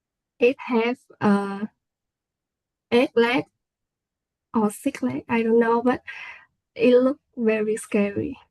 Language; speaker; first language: English; non-native, learner; Vietnamese